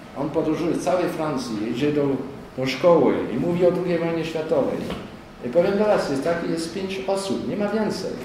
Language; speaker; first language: Polish; non-native, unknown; French